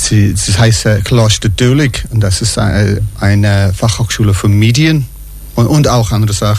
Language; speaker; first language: German; non-native, fluent; English